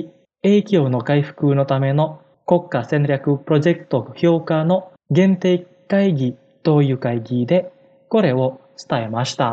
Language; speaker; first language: Japanese; non-native, fluent; Indonesian